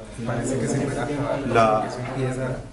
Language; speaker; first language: Spanish; native; Spanish